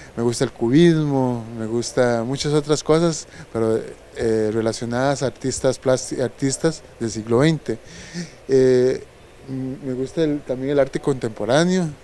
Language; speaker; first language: Spanish; native; Spanish